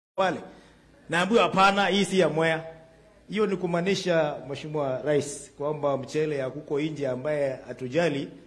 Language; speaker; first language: Swahili; non-native, local second language; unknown